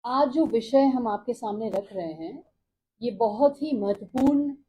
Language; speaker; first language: Hindi; non-native, local second language; Bangla